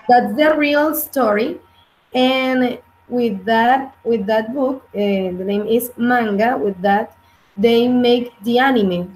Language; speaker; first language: English; non-native, learner; Spanish